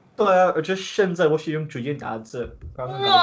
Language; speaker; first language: Chinese; non-native, learner; English